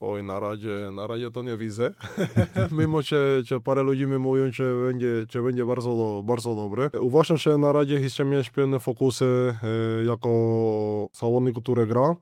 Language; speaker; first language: Polish; non-native, learner; Spanish